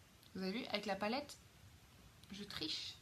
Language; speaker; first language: French; native; French